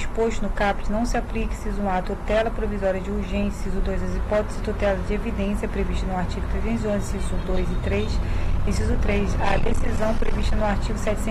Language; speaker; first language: Portuguese; native; Portuguese